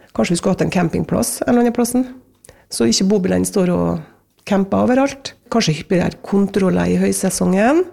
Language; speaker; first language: Norwegian; native; Norwegian